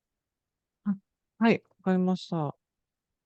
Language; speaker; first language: Japanese; native; Japanese